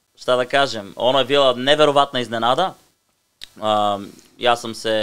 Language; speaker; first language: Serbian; non-native, learner; Bulgarian